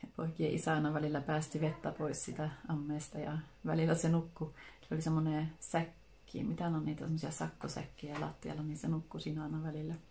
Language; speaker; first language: Finnish; early bilingual, heritage; Finnish